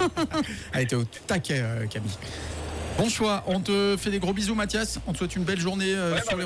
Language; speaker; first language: French; native; French